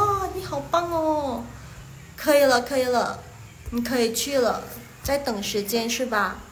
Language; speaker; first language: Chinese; non-native, fluent; Indonesian